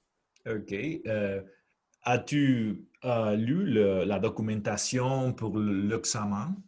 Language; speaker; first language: French; non-native, fluent; Spanish